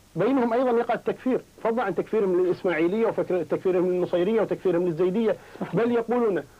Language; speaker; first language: Arabic; native; Arabic